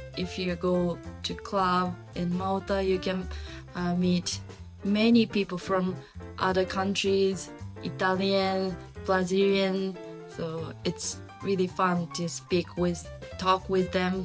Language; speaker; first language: English; non-native, learner; Japanese